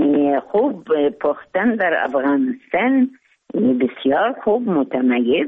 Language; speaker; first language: Persian; non-native, learner; Arabic